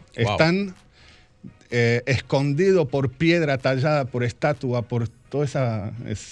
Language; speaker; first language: Spanish; early bilingual, heritage; Spanish